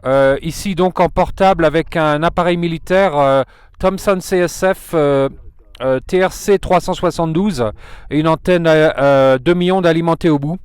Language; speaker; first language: French; native; French